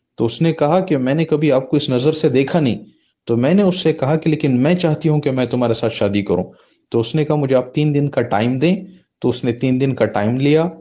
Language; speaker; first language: Hindi; native; Hindi